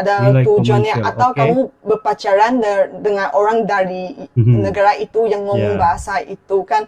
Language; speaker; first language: Indonesian; non-native, fluent; Chinese